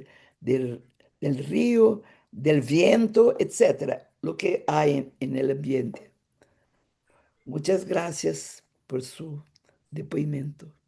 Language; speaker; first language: Spanish; non-native, fluent; Portuguese